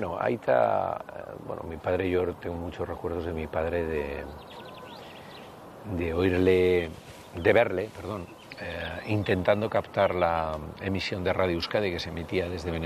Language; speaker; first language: Spanish; native; Spanish